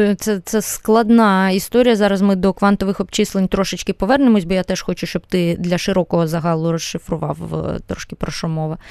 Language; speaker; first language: Ukrainian; native; Ukrainian